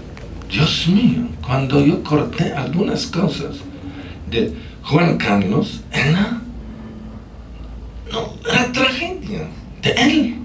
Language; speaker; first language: Spanish; non-native, fluent; Polish